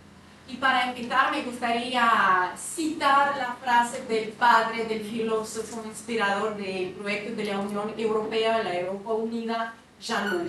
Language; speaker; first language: Spanish; non-native, fluent; Russian